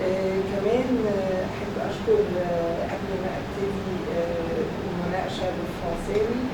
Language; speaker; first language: Arabic; native; Arabic